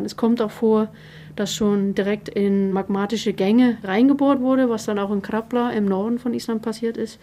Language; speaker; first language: German; native; German